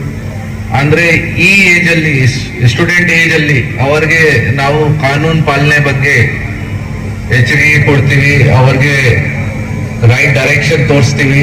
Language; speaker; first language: Kannada; non-native, local second language; Hindi